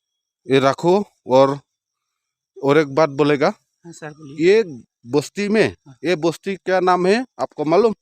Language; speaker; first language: Hindi; non-native, local second language; Khasi